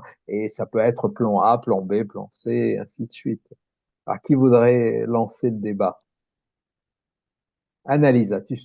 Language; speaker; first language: French; native; French